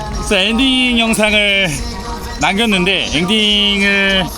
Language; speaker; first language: Korean; native; Korean